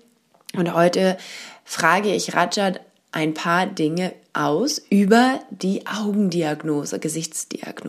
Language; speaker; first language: German; native; German